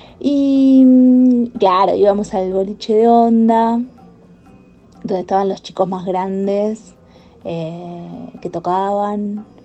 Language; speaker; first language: Spanish; native; Spanish